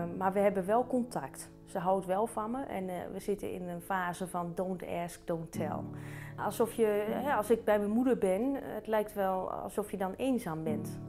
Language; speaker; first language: Dutch; early bilingual, other home language; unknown